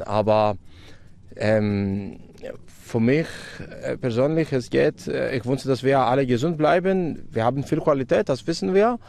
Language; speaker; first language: German; non-native, fluent; Greek